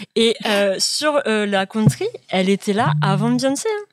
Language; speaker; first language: French; native; French